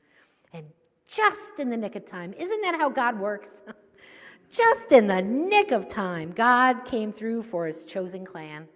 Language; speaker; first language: English; native; English